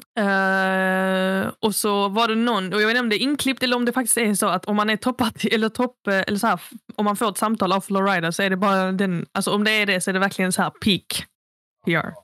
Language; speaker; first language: Swedish; early bilingual, other home language; Arabic